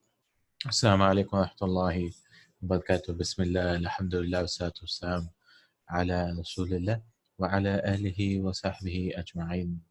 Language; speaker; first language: Arabic; non-native, fluent; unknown